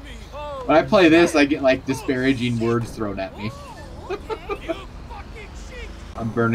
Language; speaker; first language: English; native; English